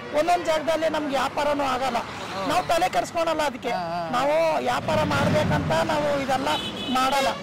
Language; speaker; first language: Kannada; non-native, local second language; Marathi